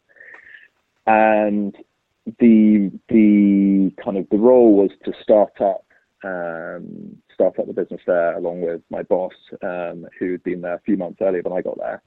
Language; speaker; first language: English; native; English